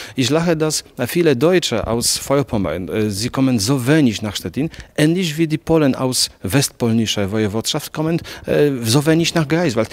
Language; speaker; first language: German; non-native, learner; Polish